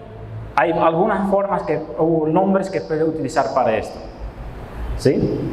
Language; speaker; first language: Spanish; non-native, fluent; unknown